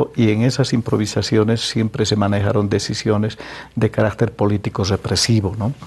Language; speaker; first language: Spanish; native; Spanish